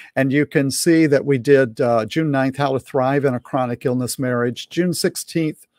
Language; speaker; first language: English; native; English